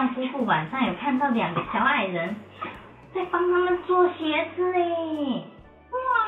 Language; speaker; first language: Chinese; native; Chinese